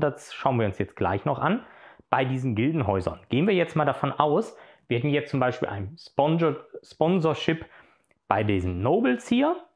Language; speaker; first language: German; native; German